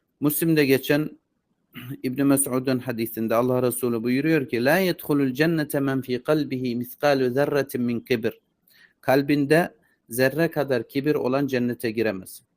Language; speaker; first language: Turkish; native; Turkish